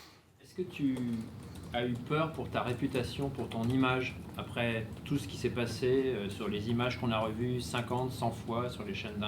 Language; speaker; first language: French; native; French